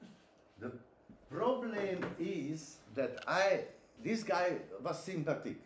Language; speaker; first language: English; non-native, learner; Hungarian